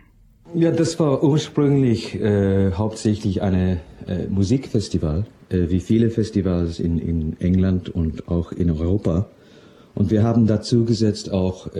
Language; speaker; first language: German; non-native, fluent; English